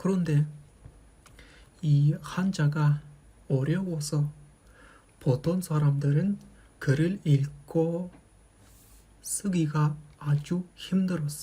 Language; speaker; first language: Korean; non-native, fluent; Kazakh